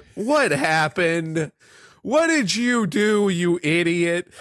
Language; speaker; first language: English; native; English